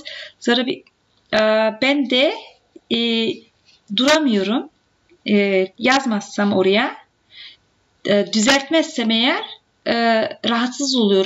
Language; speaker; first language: Turkish; native; Turkish